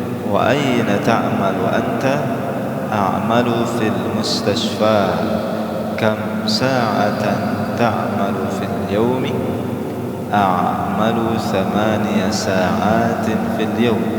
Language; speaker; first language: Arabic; non-native, fluent; Indonesian